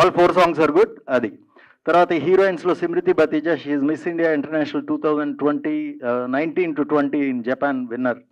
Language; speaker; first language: Telugu; native; Telugu